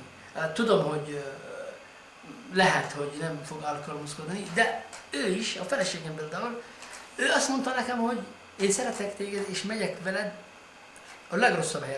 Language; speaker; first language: Hungarian; non-native, fluent; Arabic